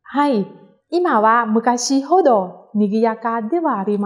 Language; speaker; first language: Japanese; non-native, fluent; Vietnamese